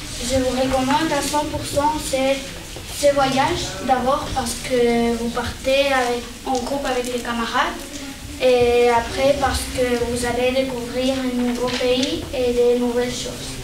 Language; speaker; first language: French; non-native, fluent; Spanish